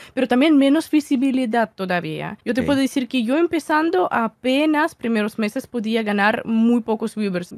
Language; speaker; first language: Spanish; non-native, fluent; Russian